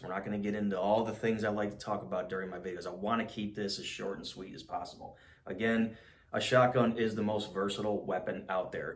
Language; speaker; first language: English; native; English